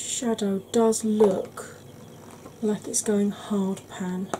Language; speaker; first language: English; native; English